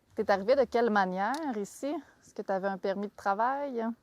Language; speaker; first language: French; native; French